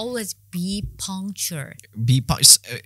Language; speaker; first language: English; non-native, learner; Korean